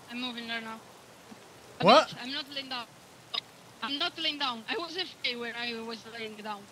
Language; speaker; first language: English; non-native, learner; Italian